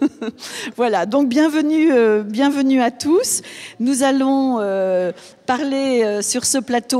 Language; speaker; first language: French; native; French